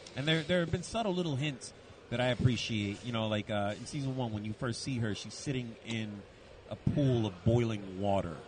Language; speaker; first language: English; native; English